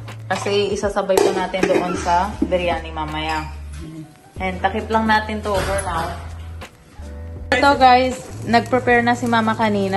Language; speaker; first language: Filipino; early bilingual, other home language; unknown